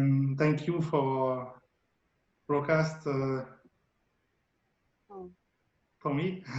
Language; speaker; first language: English; non-native, learner; French